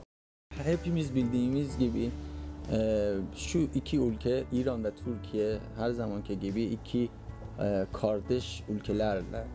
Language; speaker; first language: Turkish; non-native, fluent; Persian